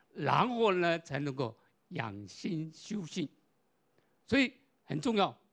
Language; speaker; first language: Chinese; non-native, local second language; Hakka Chinese